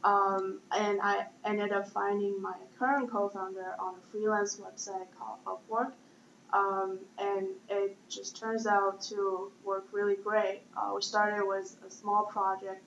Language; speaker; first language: English; non-native, fluent; Chinese